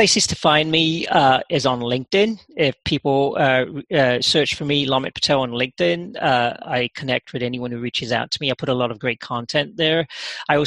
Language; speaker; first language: English; native; English